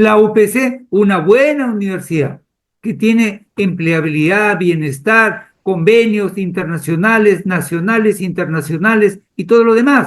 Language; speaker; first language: Spanish; native; Spanish